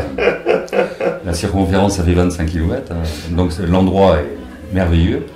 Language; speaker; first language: French; native; French